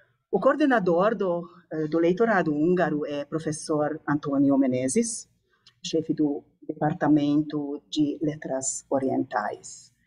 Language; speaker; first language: Portuguese; non-native, fluent; Hungarian